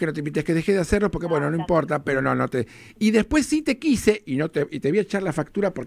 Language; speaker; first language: Spanish; native; Spanish